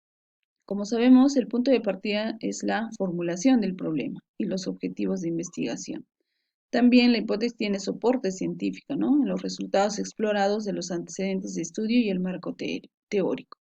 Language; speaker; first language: Spanish; native; Spanish